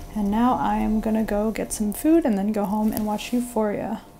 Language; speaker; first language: English; native; English